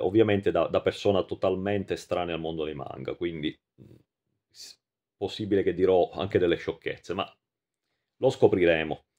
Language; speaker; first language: Italian; native; Italian